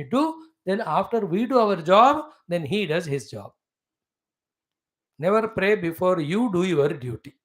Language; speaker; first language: English; non-native, local second language; Hindi